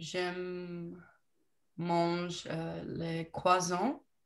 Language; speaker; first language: French; non-native, learner; English